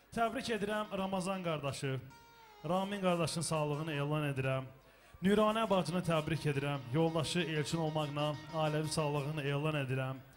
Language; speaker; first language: Azerbaijani; non-native, local second language; Avaric